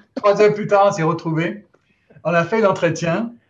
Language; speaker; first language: French; non-native, fluent; English